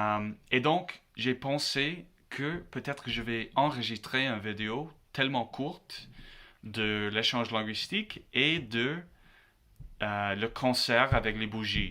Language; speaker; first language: French; non-native, learner; English